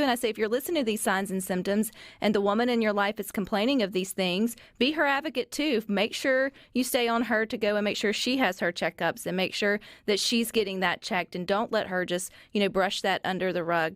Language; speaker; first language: English; native; English